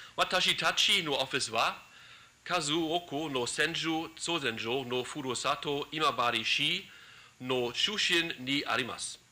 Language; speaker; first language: Japanese; non-native, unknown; German